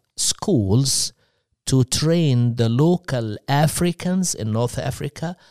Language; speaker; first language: English; non-native, fluent; Arabic